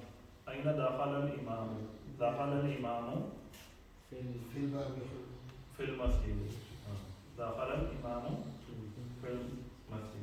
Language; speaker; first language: Arabic; non-native, fluent; Urdu